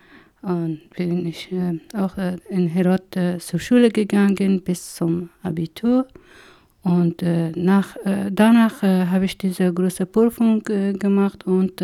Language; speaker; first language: German; non-native, learner; Persian